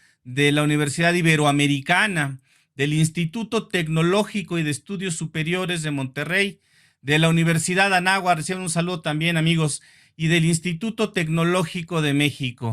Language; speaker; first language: Spanish; native; Spanish